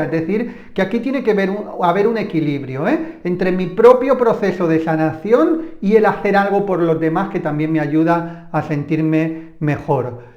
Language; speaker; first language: Spanish; native; Spanish